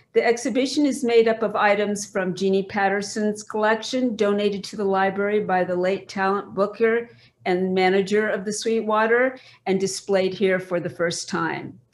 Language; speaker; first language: English; native; English